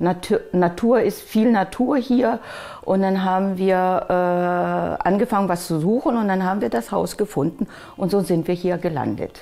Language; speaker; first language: German; early bilingual, other home language; Japanese